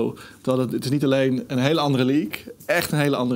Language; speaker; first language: Dutch; native; Dutch